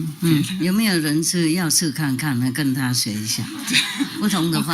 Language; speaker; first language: Chinese; non-native, fluent; Vietnamese